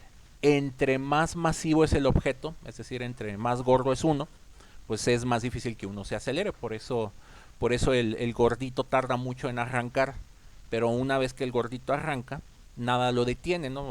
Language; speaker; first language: Spanish; native; Spanish